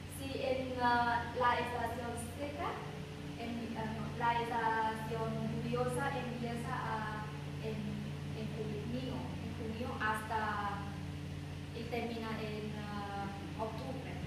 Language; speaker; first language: Spanish; non-native, learner; Vietnamese